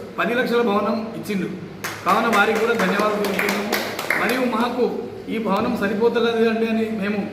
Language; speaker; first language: Telugu; non-native, local second language; Lambadi